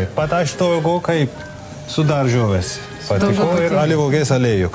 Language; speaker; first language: Lithuanian; non-native, learner; Turkish